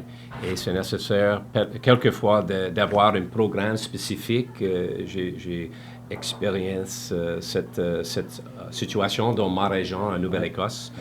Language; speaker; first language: French; non-native, learner; English